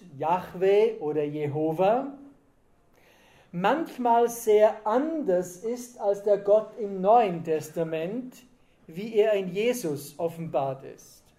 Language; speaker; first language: German; native; German